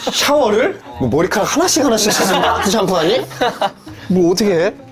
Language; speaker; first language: Korean; native; Korean